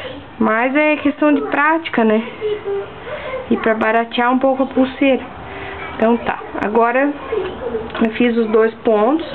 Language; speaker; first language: Portuguese; native; Portuguese